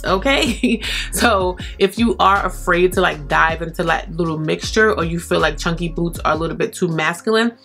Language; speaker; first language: English; native; English